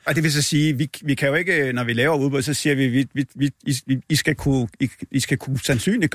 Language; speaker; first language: Danish; native; Danish